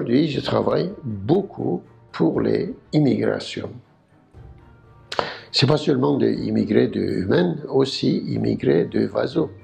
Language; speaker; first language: French; non-native, learner; Turkish